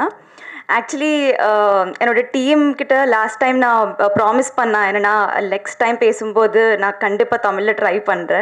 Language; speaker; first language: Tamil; non-native, learner; Telugu